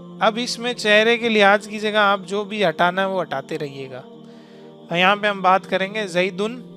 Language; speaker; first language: Urdu; native; Urdu